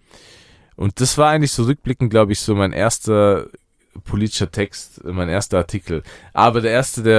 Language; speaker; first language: German; early bilingual, other home language; Persian